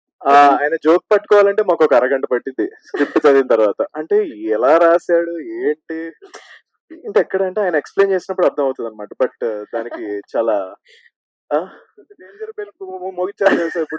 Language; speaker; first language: Telugu; native; Telugu